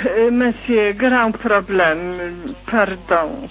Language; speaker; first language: French; non-native, learner; Polish